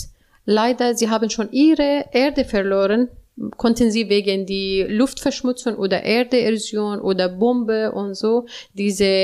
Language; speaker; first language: German; non-native, learner; Arabic